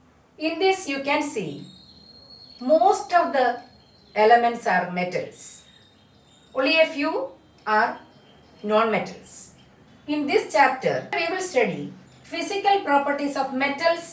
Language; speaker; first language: English; non-native, local second language; Malayalam